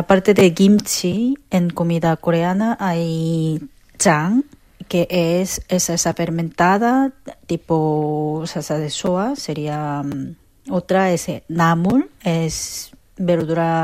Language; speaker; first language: Spanish; non-native, fluent; Korean